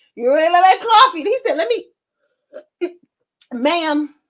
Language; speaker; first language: English; native; English